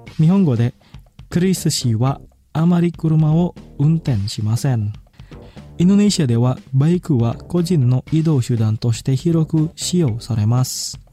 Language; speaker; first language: Japanese; non-native, fluent; Indonesian